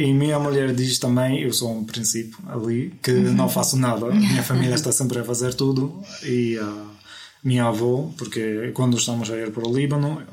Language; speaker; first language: Portuguese; non-native, fluent; Arabic